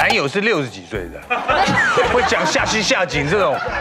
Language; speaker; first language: Chinese; native; Chinese